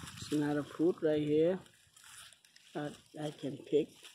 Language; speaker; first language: English; non-native, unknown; Vietnamese